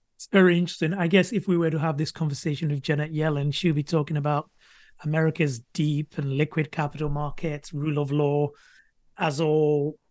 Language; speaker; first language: English; non-native, local second language; Akan